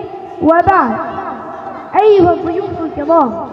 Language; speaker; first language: Arabic; non-native, learner; Bangla